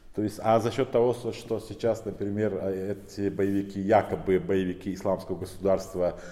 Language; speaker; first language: Russian; non-native, local second language; Tajik